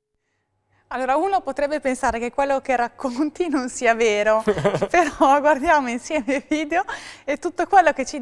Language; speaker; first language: Italian; native; Italian